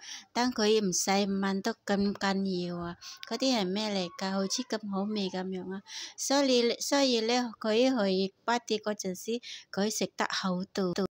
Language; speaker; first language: Cantonese; non-native, fluent; Indonesian